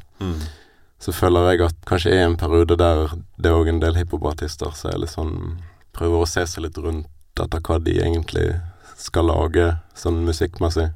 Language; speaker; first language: Norwegian; native; Norwegian